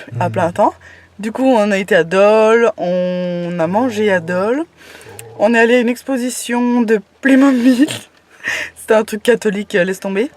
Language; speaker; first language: French; native; French